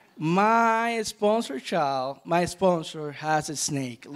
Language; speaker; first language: English; non-native, fluent; Spanish